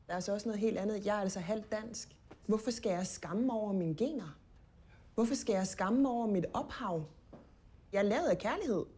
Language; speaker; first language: Danish; native; Danish